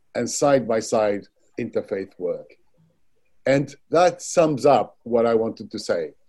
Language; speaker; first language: English; non-native, fluent; Arabic